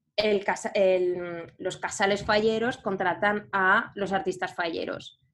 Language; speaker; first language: Spanish; native; Spanish